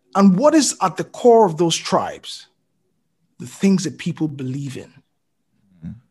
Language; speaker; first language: English; non-native, local second language; Yoruba